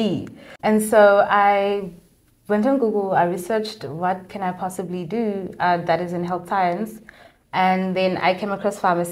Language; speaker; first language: English; non-native, local second language; Xhosa